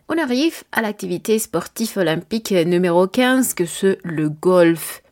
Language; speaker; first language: French; non-native, learner; Spanish